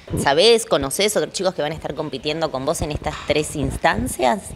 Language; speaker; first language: Spanish; native; Spanish